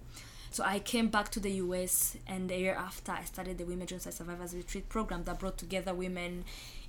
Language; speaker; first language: English; non-native, local second language; Kinyarwanda